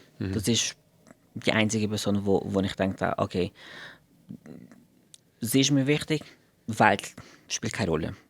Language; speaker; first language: German; non-native, fluent; Portuguese